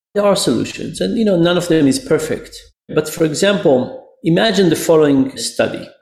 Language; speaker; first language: English; non-native, fluent; Hebrew